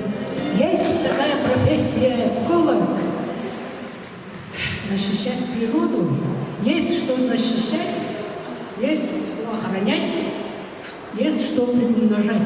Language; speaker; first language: Russian; non-native, local second language; Yakut